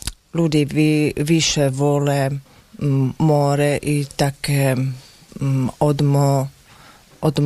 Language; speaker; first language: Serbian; non-native, learner; Slovak